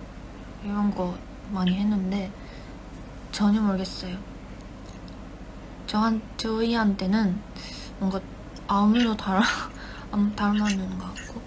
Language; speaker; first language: Korean; non-native, learner; Japanese